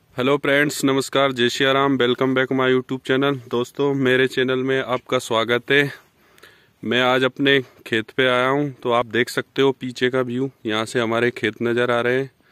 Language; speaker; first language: Hindi; native; Hindi